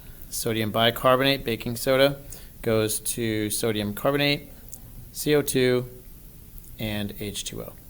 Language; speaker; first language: English; native; English